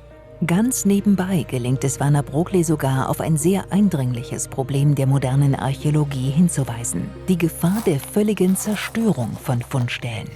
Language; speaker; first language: German; native; German